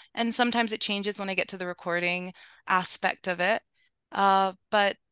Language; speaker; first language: English; early bilingual, other home language; Spanish